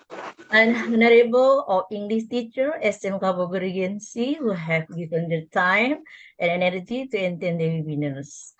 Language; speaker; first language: English; non-native, learner; Indonesian